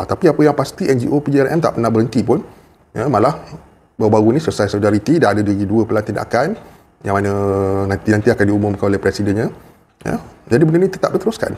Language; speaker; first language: Malay; native; Malay